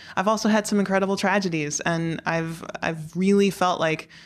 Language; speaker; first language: English; native; English